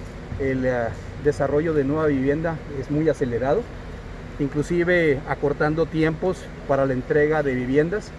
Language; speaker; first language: Spanish; native; Spanish